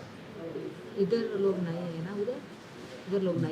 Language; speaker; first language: Hindi; non-native, local second language; Telugu